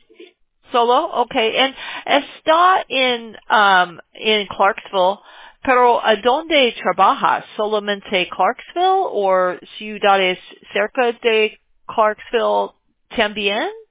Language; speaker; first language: Spanish; non-native, learner; English